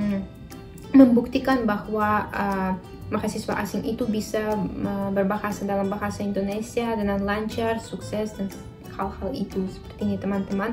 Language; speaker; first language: Indonesian; non-native, fluent; Russian